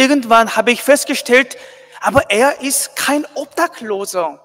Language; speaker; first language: German; non-native, fluent; Korean